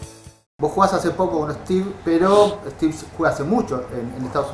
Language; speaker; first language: Spanish; native; Spanish